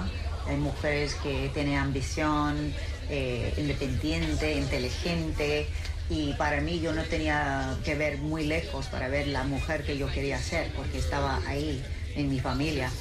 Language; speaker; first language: Spanish; early bilingual, heritage; English